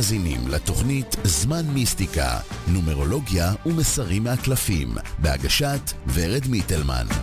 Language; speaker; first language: Hebrew; native; Hebrew